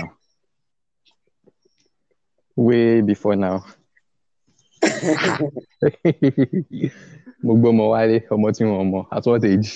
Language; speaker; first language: English; non-native, local second language; Yoruba